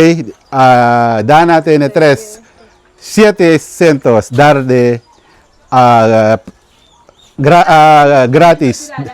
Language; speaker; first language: Spanish; non-native, learner; Filipino